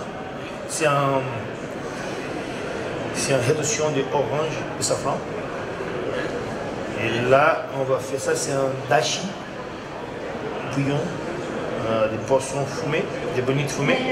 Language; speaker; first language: French; non-native, learner; Portuguese